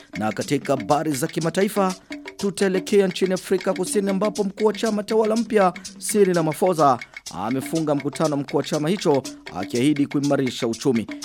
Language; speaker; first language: Swahili; non-native, local second language; Rundi